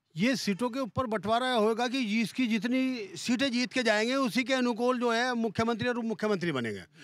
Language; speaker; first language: Hindi; native; Hindi